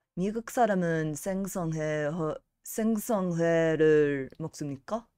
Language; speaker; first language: Korean; non-native, learner; English